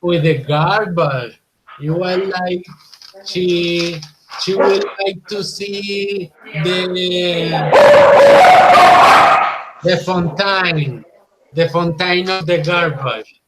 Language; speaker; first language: English; non-native, learner; Spanish